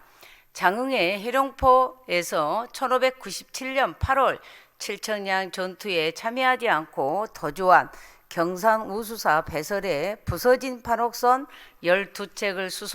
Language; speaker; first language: Korean; native; Korean